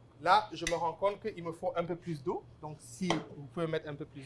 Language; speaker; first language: French; non-native, local second language; Wolof